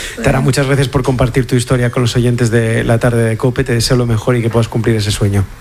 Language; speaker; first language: Spanish; native; Spanish